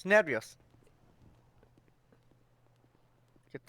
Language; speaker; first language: Spanish; non-native, learner; English